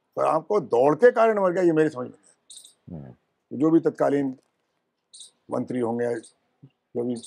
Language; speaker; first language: Hindi; native; Hindi